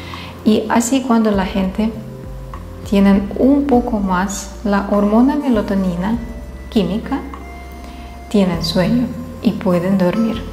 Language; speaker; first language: Spanish; non-native, fluent; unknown